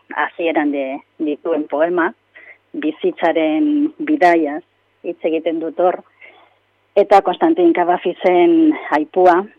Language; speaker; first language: Basque; non-native, local second language; Spanish